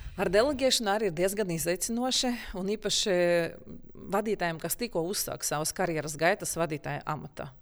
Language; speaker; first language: Latvian; non-native, local second language; Russian